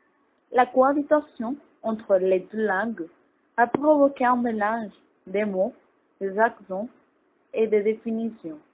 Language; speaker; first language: French; non-native, learner; Spanish